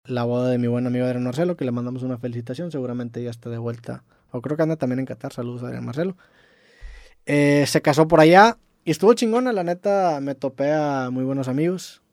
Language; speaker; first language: Spanish; native; Spanish